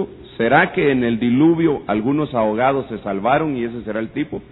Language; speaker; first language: Spanish; native; Spanish